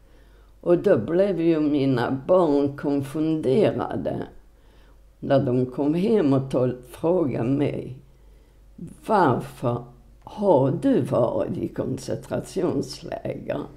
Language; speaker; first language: Swedish; non-native, fluent; Polish